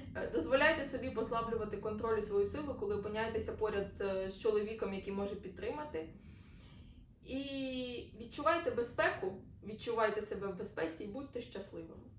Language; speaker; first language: Ukrainian; non-native, local second language; Russian